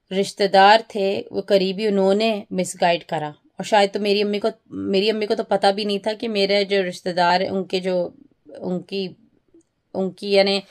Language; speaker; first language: Urdu; early bilingual, heritage; Urdu